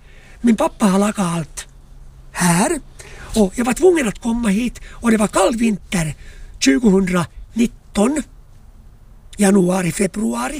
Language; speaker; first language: Swedish; non-native, local second language; Finnish